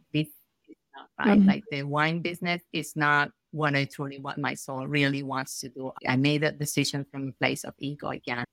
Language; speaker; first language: English; non-native, fluent; Spanish